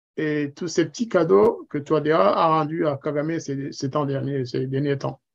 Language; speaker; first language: French; non-native, local second language; Kinyarwanda